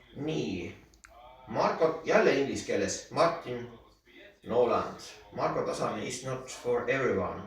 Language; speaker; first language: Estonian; native; Estonian